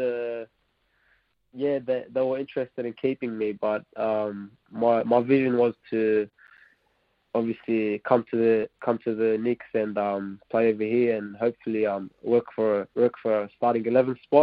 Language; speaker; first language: English; non-native, local second language; Arabic